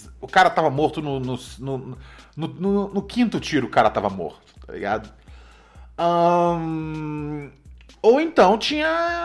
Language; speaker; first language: Portuguese; native; Portuguese